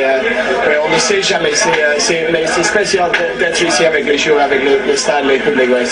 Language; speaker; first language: French; non-native, fluent; English